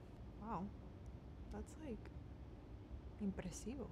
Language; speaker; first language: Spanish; early bilingual, heritage; Spanish